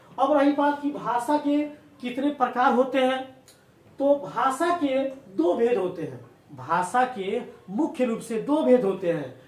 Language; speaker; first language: Hindi; native; Hindi